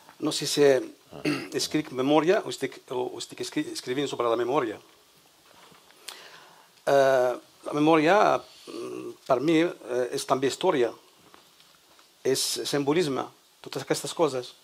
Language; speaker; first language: Catalan; non-native, fluent; Kabyle